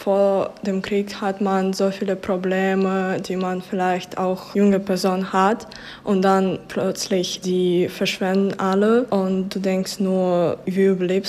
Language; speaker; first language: German; non-native, fluent; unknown